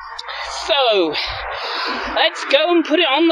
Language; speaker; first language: English; native; English